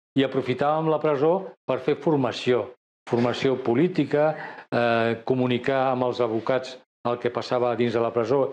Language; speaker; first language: Catalan; native; Catalan